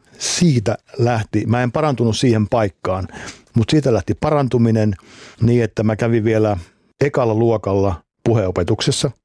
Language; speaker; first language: Finnish; native; Finnish